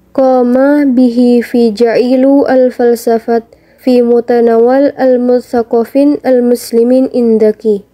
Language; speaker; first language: Arabic; non-native, learner; Indonesian